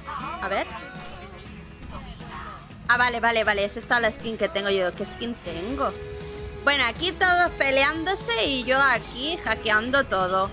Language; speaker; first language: Spanish; native; Spanish